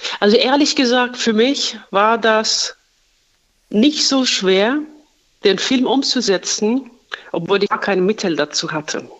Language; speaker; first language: German; non-native, fluent; Persian